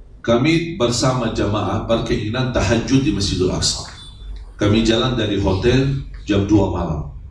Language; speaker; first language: Indonesian; non-native, fluent; Arabic